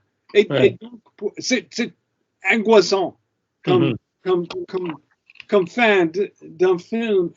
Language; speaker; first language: French; non-native, fluent; English